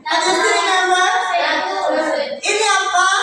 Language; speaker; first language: English; non-native, learner; Indonesian